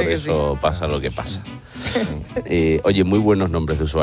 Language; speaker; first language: Spanish; native; Spanish